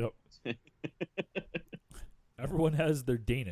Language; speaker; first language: English; native; English